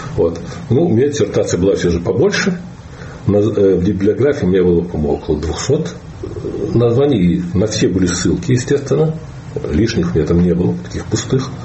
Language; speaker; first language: Russian; native; Russian